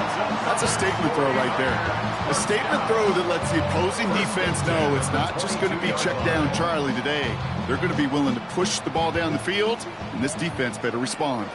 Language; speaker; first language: English; native; English